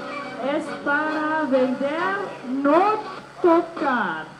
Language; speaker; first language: Spanish; non-native, learner; German